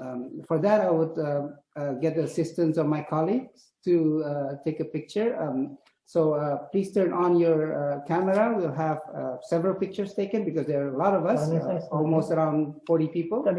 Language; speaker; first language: English; non-native, fluent; Indonesian